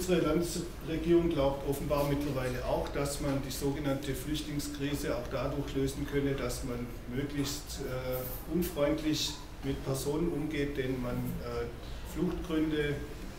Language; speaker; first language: German; native; German